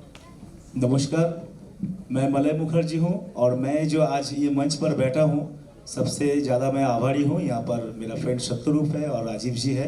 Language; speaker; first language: Hindi; non-native, local second language; Bangla